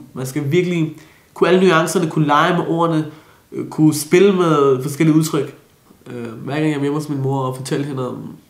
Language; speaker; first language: Danish; early bilingual, other home language; Persian